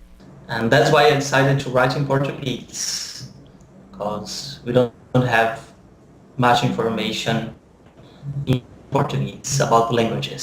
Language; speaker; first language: English; non-native, fluent; Portuguese